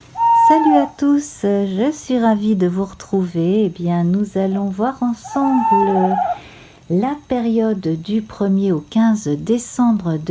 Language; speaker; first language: French; native; French